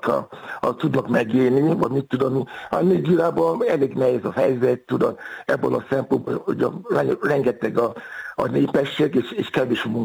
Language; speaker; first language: Hungarian; non-native, fluent; Yoruba